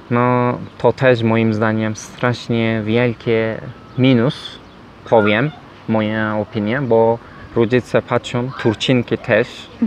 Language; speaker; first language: Polish; non-native, learner; Turkish